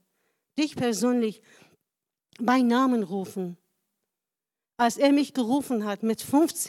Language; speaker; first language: German; non-native, fluent; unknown